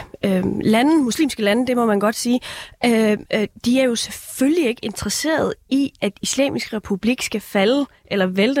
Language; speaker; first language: Danish; early bilingual, other home language; Persian